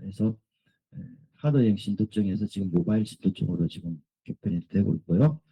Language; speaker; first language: Korean; native; Korean